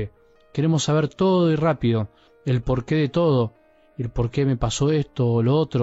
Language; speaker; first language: Spanish; native; Spanish